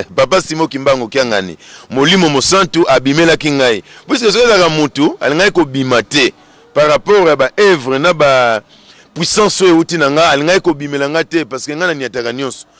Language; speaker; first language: Lingala; non-native, local second language; Kongo